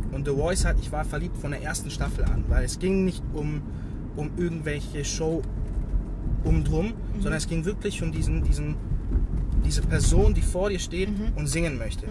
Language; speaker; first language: German; early bilingual, other home language; Bosnian